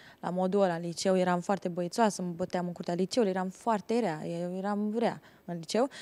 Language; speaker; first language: Romanian; native; Romanian